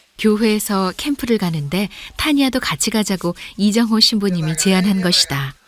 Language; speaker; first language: Korean; native; Korean